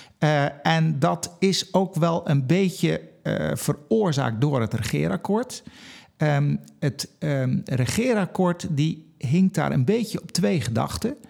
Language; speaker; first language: Dutch; native; Dutch